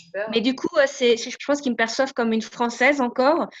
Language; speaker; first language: French; native; French